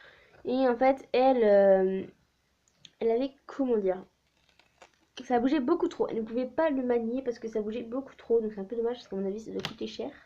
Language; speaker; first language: French; native; French